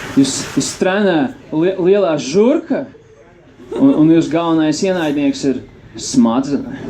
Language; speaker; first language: Latvian; non-native, local second language; Russian